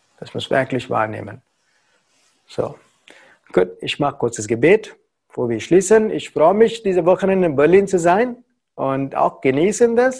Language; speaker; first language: German; non-native, learner; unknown